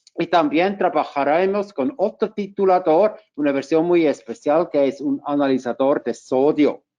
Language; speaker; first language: Spanish; non-native, fluent; German